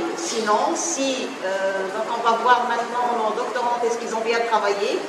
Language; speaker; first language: French; non-native, local second language; Arabic